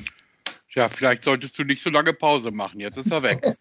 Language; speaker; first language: German; native; German